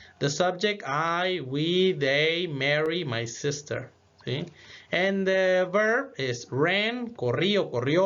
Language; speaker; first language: English; non-native, fluent; Spanish